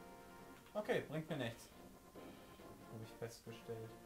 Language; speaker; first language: German; native; German